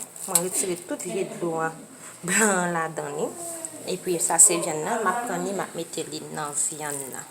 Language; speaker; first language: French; non-native, local second language; Haitian Creole